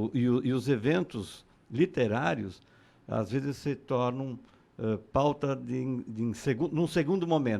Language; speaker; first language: Portuguese; native; Portuguese